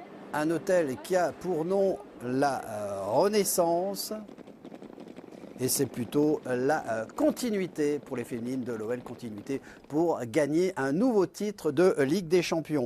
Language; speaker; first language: French; native; French